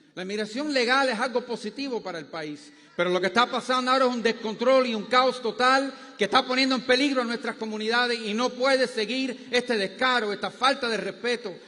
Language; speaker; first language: Spanish; early bilingual, heritage; Spanish